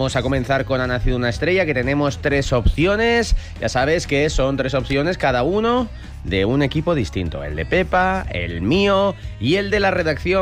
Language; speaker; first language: Spanish; native; Spanish